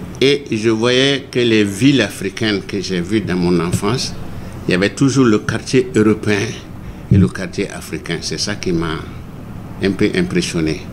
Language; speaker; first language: French; non-native, local second language; Bambara